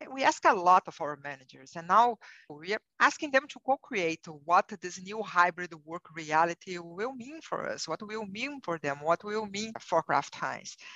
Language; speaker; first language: English; non-native, fluent; Portuguese